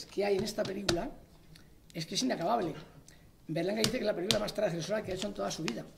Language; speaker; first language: Spanish; native; Spanish